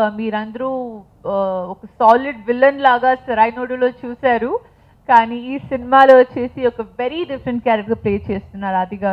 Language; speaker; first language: Telugu; non-native, fluent; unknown